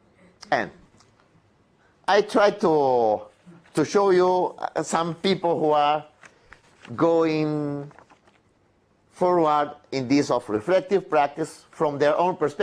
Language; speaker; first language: English; non-native, fluent; Spanish